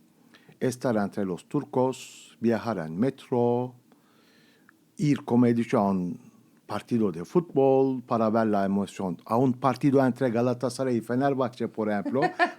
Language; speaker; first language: Spanish; non-native, fluent; Turkish